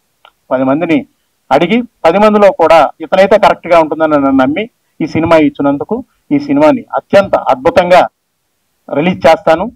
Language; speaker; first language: Telugu; native; Telugu